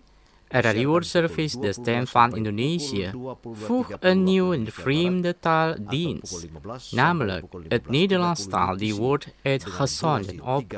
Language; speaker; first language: Dutch; non-native, learner; Indonesian